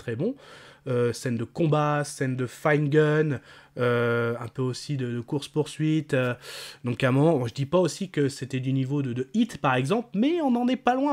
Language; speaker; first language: French; native; French